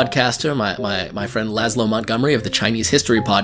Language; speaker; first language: English; native; English